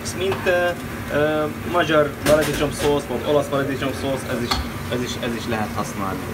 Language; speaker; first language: Hungarian; non-native, learner; Arabic